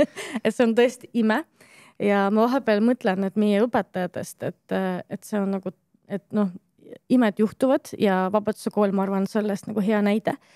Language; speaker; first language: Estonian; non-native, local second language; Russian